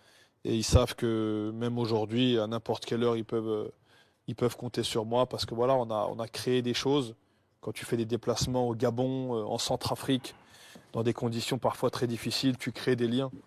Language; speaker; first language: French; native; French